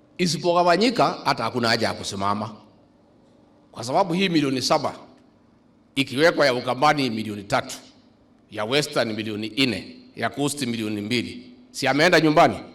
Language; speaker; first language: Swahili; non-native, local second language; Kikuyu